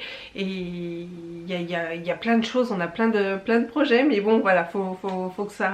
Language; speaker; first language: French; native; French